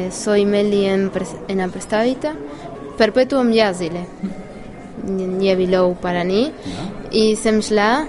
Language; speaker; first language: Slovenian; non-native, learner; Spanish